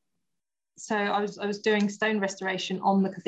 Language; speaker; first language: English; non-native, fluent; German